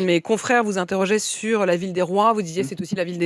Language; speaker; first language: French; native; French